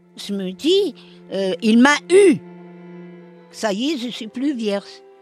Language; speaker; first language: French; non-native, local second language; Arabic